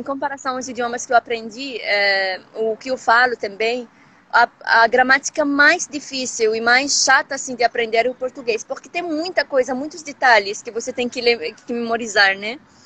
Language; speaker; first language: Portuguese; non-native, fluent; Arabic